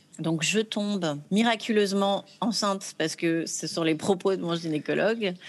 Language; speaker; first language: French; early bilingual, other home language; Arabic